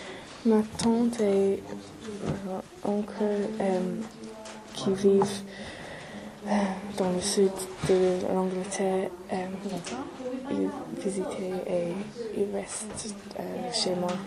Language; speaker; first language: French; non-native, learner; English